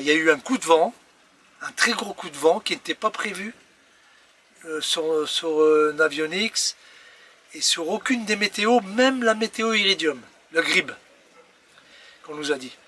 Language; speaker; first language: French; native; French